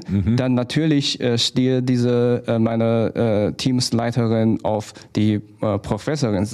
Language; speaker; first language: German; non-native, fluent; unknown